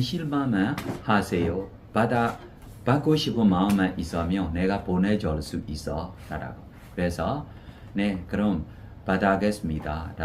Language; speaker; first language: Korean; non-native, fluent; Burmese